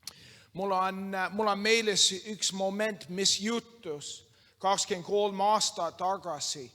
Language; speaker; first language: Estonian; non-native, learner; English